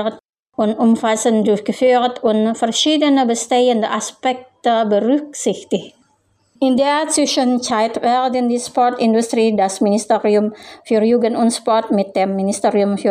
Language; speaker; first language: German; non-native, fluent; Indonesian